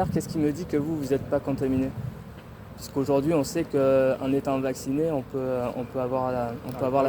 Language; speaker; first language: French; native; French